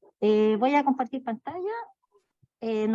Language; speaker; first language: Spanish; native; Spanish